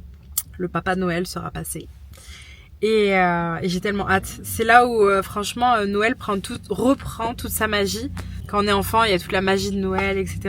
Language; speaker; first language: French; native; French